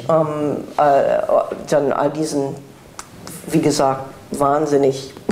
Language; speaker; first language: German; non-native, fluent; English